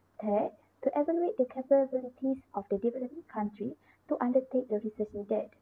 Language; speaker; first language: English; non-native, local second language; Malay